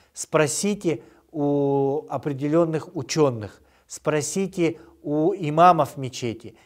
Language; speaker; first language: Russian; non-native, local second language; Kyrgyz